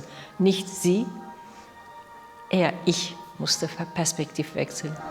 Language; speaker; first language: German; non-native, learner; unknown